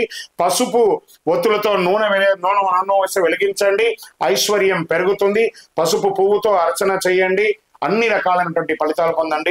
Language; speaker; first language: Telugu; native; Telugu